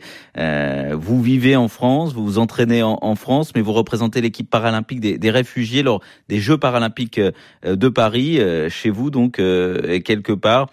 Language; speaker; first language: French; native; French